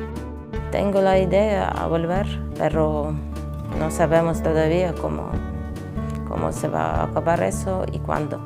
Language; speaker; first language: Spanish; non-native, fluent; Ukrainian